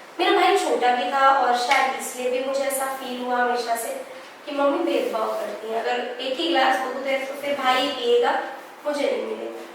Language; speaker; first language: Hindi; native; Hindi